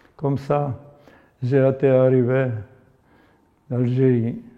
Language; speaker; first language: French; non-native, learner; Polish